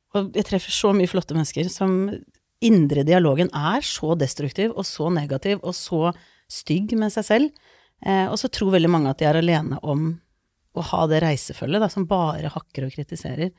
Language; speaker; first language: Norwegian; early bilingual, other home language; Icelandic